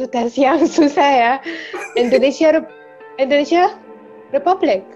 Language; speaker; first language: Indonesian; non-native, fluent; Arabic